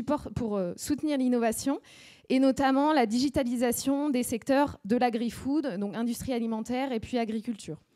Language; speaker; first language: French; native; French